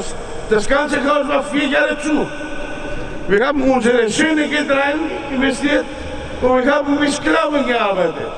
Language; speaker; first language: German; non-native, fluent; Greek